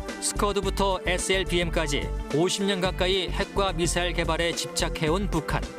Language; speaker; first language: Korean; native; Korean